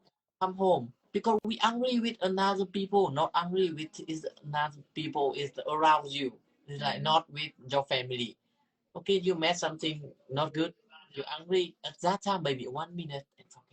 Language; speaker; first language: English; non-native, learner; Vietnamese